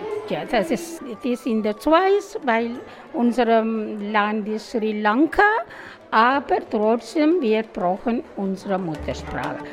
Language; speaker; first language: German; non-native, learner; Tamil